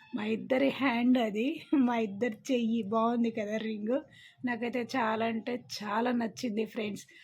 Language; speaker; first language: Telugu; non-native, local second language; Lambadi